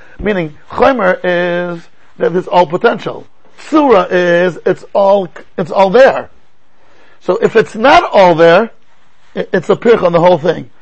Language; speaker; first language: English; native; English